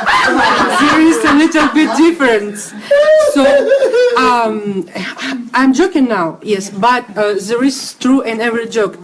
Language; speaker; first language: English; non-native, learner; Russian